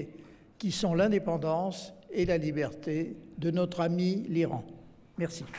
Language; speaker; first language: French; native; French